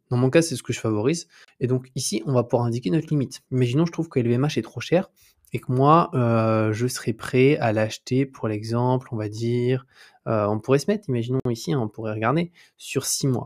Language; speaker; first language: French; native; French